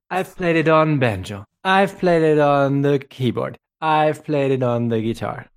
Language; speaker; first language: English; non-native, fluent; German